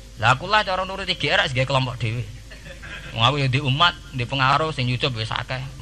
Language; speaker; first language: Indonesian; non-native, local second language; Javanese